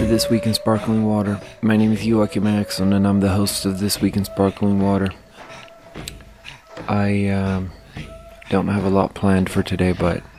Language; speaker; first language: English; native; English